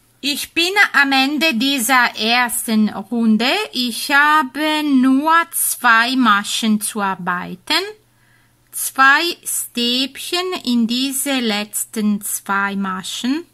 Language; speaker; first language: German; non-native, fluent; Italian